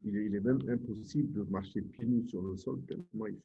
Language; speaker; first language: French; non-native, local second language; Wolof